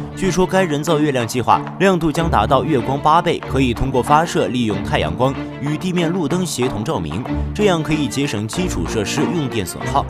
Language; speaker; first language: Chinese; native; Chinese